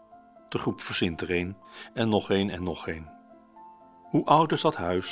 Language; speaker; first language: Dutch; native; Dutch